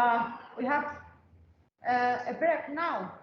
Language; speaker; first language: English; non-native, learner; Spanish